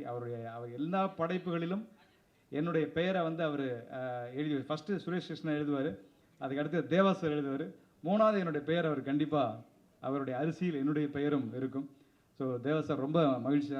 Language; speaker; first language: Tamil; native; Tamil